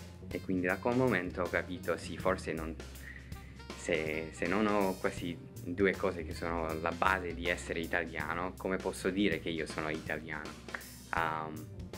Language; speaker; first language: Italian; non-native, fluent; English